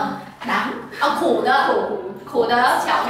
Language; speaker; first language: Chinese; non-native, fluent; Vietnamese